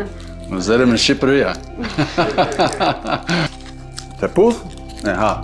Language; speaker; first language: Albanian; non-native, learner; English